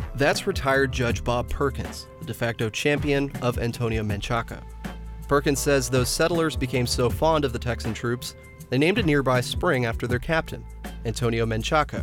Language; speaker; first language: English; native; English